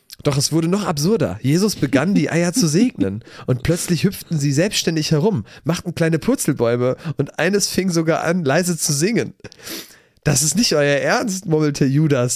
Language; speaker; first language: German; native; German